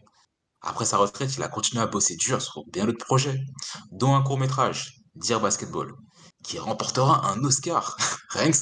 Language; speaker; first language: French; native; French